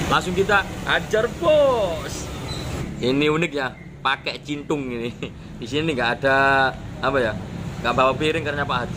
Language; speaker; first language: Indonesian; non-native, local second language; Javanese